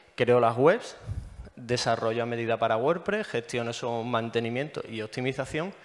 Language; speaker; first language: Spanish; native; Spanish